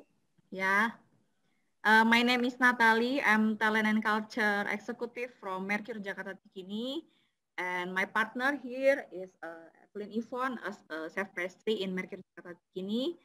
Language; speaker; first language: English; non-native, learner; Indonesian